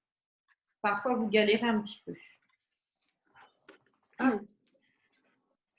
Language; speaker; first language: French; native; French